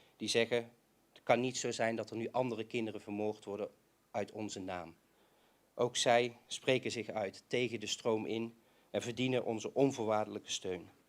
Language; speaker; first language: Dutch; native; Dutch